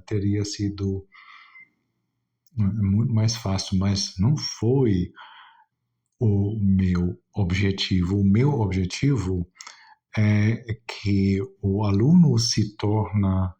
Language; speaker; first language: Portuguese; non-native, fluent; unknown